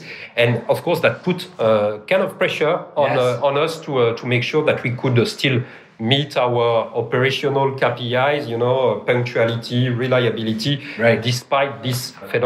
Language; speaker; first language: English; non-native, fluent; French